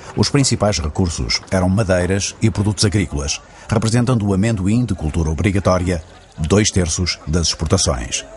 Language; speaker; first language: Portuguese; native; Portuguese